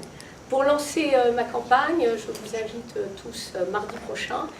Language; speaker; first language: French; native; French